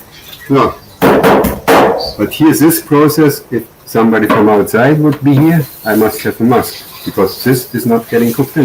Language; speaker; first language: English; non-native, learner; German